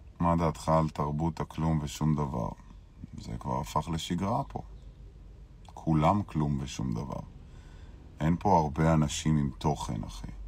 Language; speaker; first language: Hebrew; native; Hebrew